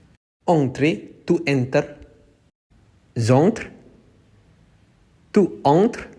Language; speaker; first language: French; non-native, fluent; Indonesian